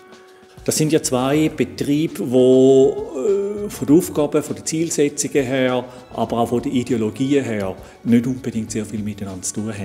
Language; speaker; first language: German; native; German